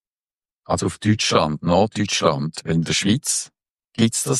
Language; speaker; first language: German; native; German